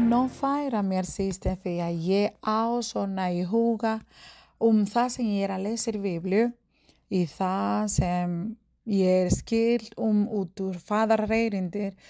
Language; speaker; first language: Icelandic; non-native, learner; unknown